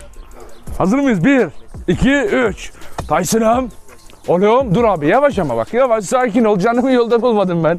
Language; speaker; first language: Turkish; native; Turkish